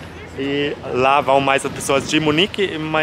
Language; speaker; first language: Portuguese; non-native, fluent; German